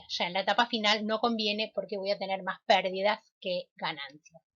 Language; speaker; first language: Spanish; native; Spanish